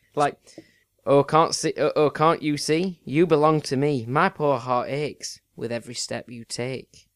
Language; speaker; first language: English; native; English